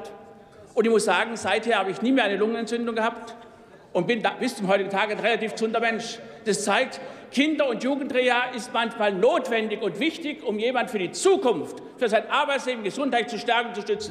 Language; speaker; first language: German; native; German